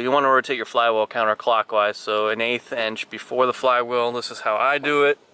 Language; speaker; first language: English; native; English